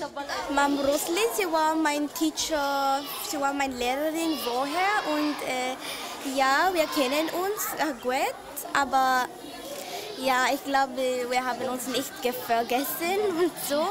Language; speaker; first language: German; non-native, learner; Cebuano